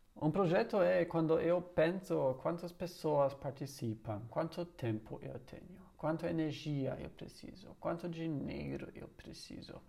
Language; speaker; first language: Portuguese; non-native, learner; German